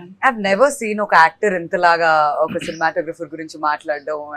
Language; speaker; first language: Telugu; native; Telugu